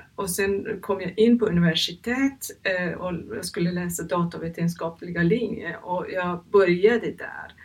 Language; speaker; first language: Swedish; non-native, fluent; Persian